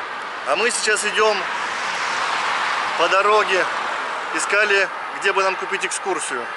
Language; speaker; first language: Russian; native; Russian